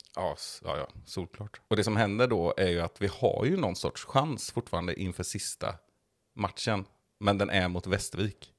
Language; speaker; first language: Swedish; native; Swedish